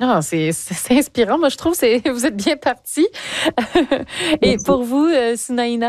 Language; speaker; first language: French; native; French